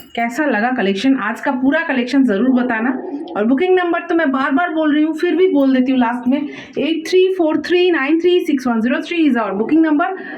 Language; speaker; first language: Hindi; non-native, local second language; Bangla